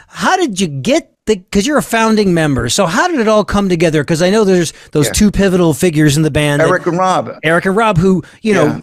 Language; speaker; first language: English; native; English